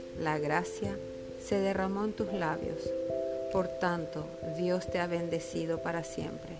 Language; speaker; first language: Spanish; native; Spanish